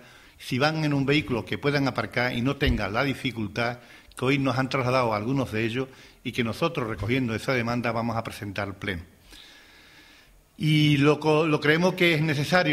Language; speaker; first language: Spanish; native; Spanish